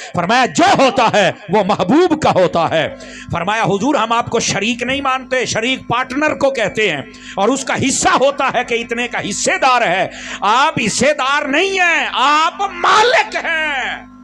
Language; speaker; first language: Urdu; non-native, local second language; Punjabi